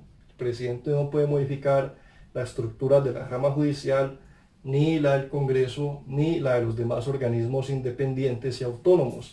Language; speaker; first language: Spanish; native; Spanish